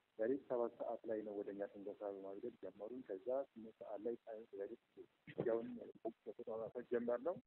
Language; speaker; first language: Amharic; native; Amharic